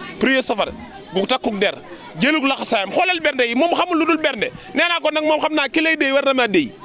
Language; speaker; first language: Wolof; native; Wolof